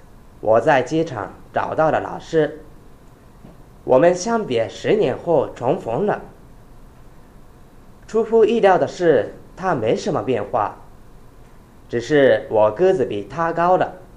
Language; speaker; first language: Chinese; non-native, fluent; Japanese